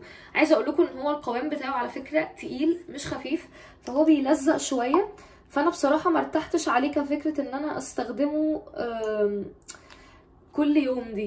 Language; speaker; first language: Arabic; native; Arabic